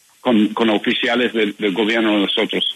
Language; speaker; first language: Spanish; non-native, learner; English